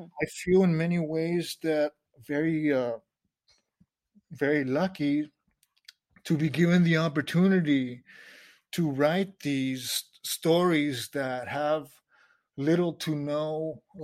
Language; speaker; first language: English; native; English